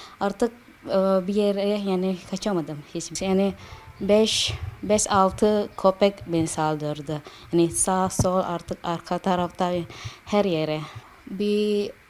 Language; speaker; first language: Turkish; non-native, fluent; Indonesian